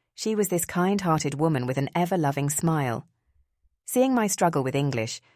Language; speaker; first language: English; early bilingual, other home language; Spanish